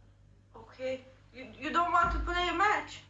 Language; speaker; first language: English; non-native, fluent; Persian